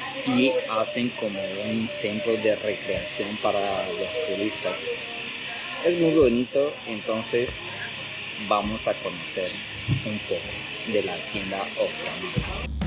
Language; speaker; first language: Spanish; non-native, fluent; Portuguese